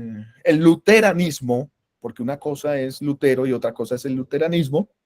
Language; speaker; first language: Spanish; native; Spanish